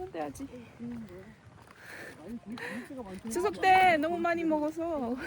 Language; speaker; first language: Korean; non-native, fluent; Spanish